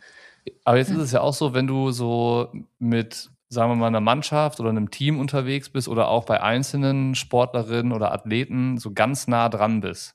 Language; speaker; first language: German; native; German